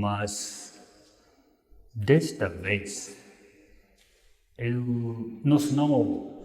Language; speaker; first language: Portuguese; non-native, fluent; Japanese